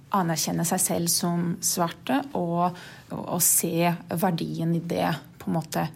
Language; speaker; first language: Norwegian; non-native, fluent; Portuguese